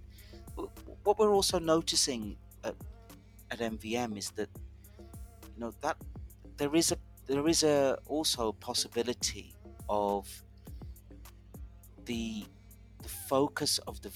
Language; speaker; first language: English; native; English